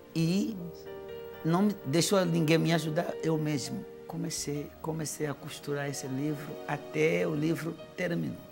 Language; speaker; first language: Portuguese; non-native, fluent; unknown